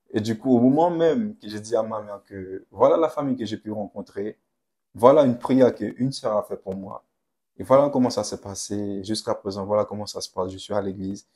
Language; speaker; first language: French; non-native, local second language; Haitian Creole